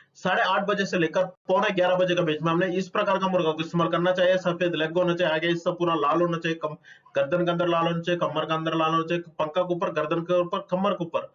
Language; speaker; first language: Hindi; non-native, local second language; Telugu